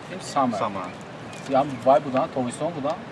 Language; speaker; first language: English; non-native, learner; Tajik